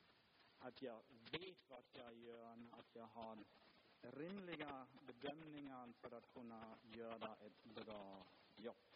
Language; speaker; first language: Swedish; non-native, fluent; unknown